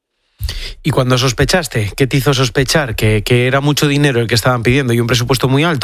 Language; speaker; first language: Spanish; native; Spanish